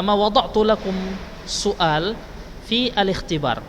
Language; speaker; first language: Arabic; non-native, fluent; Indonesian